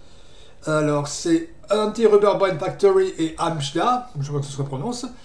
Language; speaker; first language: French; native; French